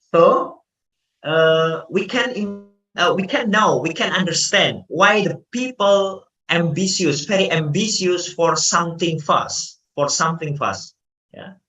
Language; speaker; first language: English; non-native, fluent; Indonesian